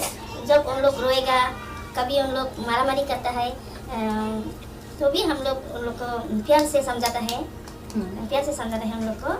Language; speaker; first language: Hindi; non-native, local second language; Garo